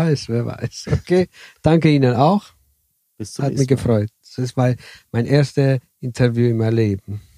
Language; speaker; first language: German; early bilingual, heritage; Italian